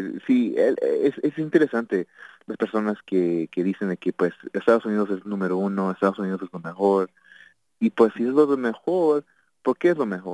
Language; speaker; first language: Spanish; early bilingual, heritage; Spanish